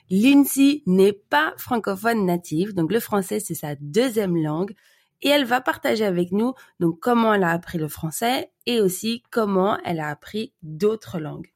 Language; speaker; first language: French; native; French